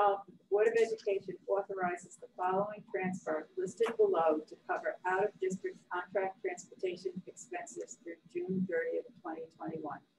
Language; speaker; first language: English; native; English